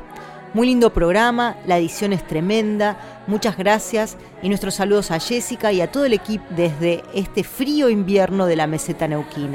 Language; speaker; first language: Spanish; native; Spanish